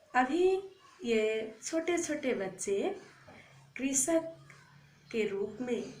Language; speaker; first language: Hindi; non-native, local second language; Assamese